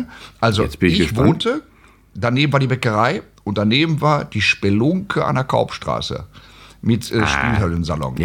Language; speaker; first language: German; native; German